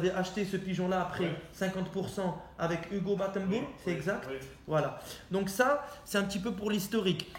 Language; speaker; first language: French; native; French